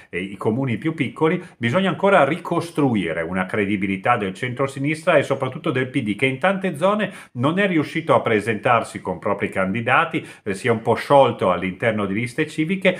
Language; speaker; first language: Italian; native; Italian